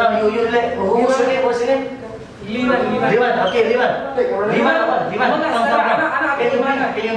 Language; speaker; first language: English; non-native, learner; Malay